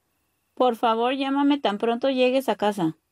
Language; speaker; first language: Spanish; native; Spanish